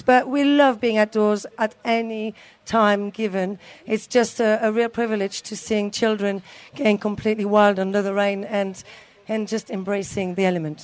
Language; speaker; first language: English; native; English